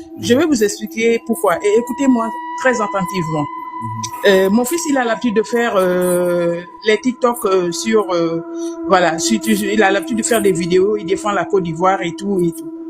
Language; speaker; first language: French; non-native, local second language; Wolof